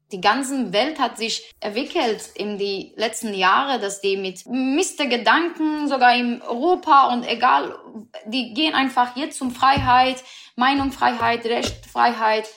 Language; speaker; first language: German; non-native, learner; Persian